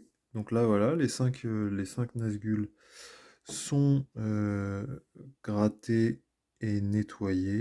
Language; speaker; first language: French; native; French